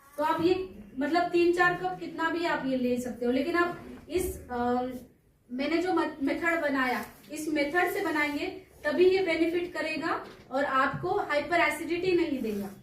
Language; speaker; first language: Hindi; non-native, local second language; Marathi